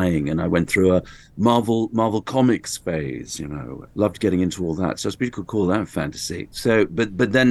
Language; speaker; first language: English; native; English